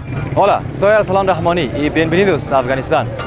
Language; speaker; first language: Spanish; non-native, fluent; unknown